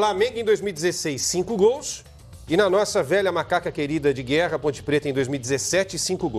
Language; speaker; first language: Portuguese; native; Portuguese